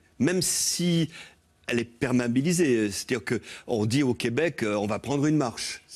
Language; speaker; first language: French; native; French